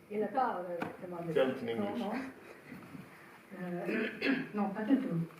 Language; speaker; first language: French; non-native, learner; English